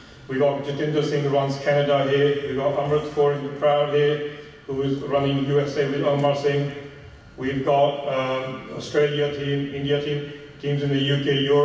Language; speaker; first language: English; early bilingual, other home language; Punjabi